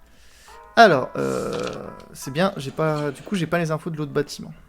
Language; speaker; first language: French; native; French